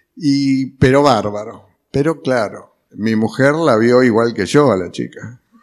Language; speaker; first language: Spanish; early bilingual, other home language; Italian